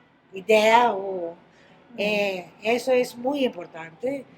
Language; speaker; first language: Spanish; non-native, fluent; Greek